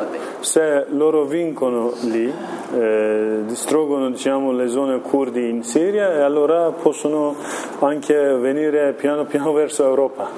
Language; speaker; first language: Italian; non-native, learner; Kurdish